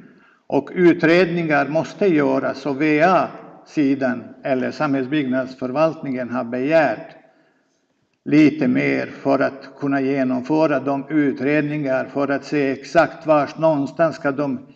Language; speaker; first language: Swedish; non-native, fluent; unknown